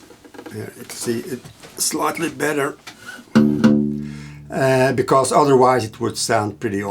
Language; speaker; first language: English; non-native, fluent; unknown